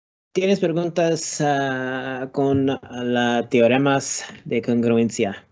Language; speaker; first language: Spanish; non-native, learner; English